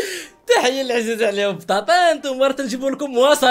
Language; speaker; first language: Arabic; native; Arabic